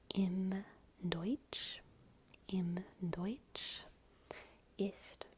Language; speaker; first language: German; non-native, learner; English